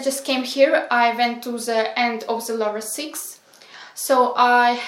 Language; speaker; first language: English; non-native, fluent; Ukrainian